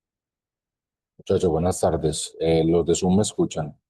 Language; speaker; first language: Spanish; native; Spanish